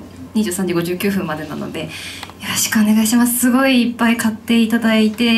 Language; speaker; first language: Japanese; native; Japanese